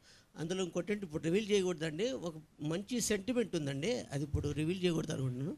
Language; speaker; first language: Telugu; native; Telugu